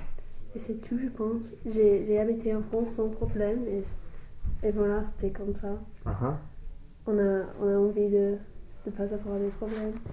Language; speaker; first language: French; non-native, fluent; English